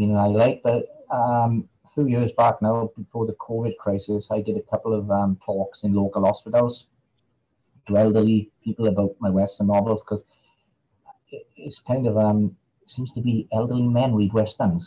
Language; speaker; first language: English; native; English